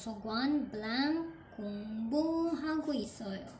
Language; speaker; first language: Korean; non-native, fluent; Filipino